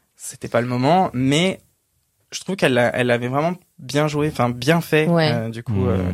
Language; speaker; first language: French; native; French